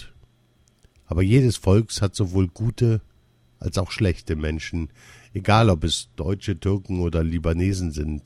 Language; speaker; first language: German; early bilingual, other home language; Arabic